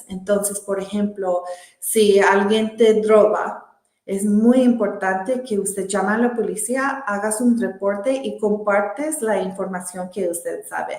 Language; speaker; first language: Spanish; early bilingual, heritage; Spanish